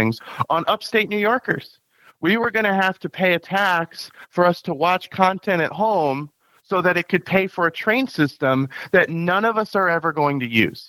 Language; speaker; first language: English; native; English